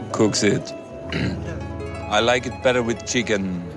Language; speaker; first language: English; non-native, fluent; German